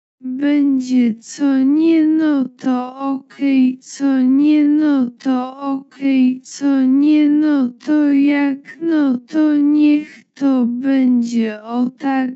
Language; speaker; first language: Polish; native; Polish